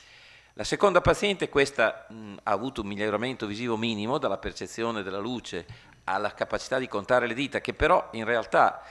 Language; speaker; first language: Italian; native; Italian